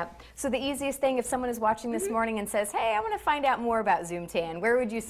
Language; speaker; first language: English; native; English